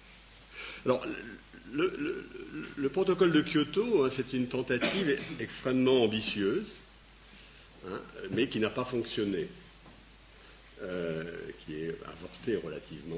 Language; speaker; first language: French; native; French